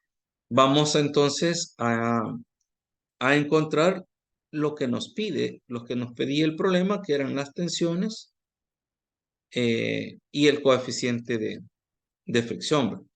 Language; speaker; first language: Spanish; native; Spanish